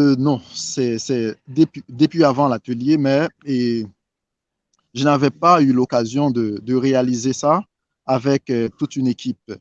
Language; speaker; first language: French; non-native, local second language; Haitian Creole